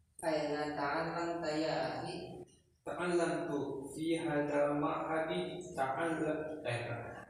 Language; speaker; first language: Arabic; non-native, fluent; Indonesian